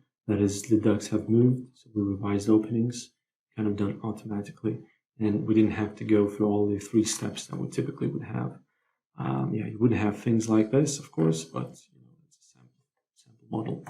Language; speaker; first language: English; non-native, fluent; Lithuanian